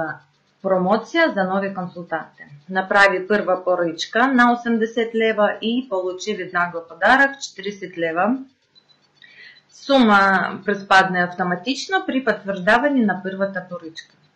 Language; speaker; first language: Bulgarian; non-native, fluent; Russian